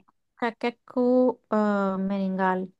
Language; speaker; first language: Indonesian; non-native, learner; English